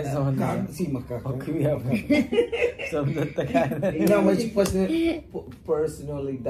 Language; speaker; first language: Portuguese; non-native, learner; Marathi